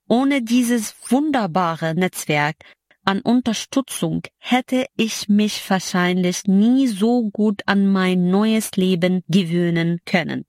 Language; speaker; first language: German; non-native, fluent; Arabic